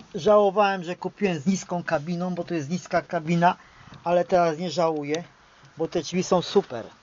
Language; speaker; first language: Polish; native; Polish